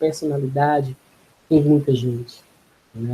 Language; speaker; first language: Portuguese; native; Portuguese